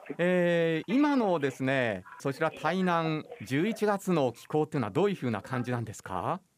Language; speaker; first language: Japanese; native; Japanese